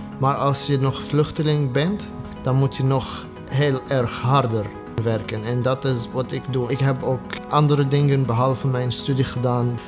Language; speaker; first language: Dutch; non-native, fluent; Arabic